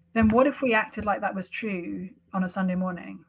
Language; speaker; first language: English; native; English